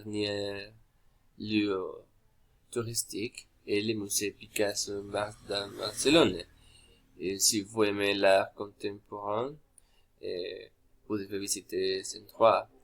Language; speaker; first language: French; non-native, learner; Spanish